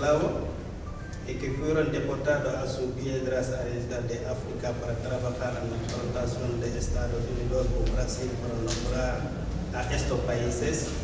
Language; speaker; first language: Spanish; non-native, learner; Wolof